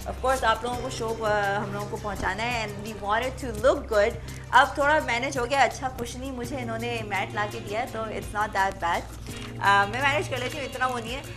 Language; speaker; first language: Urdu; native; Urdu